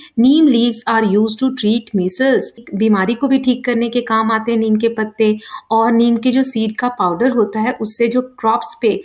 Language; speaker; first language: Hindi; native; Hindi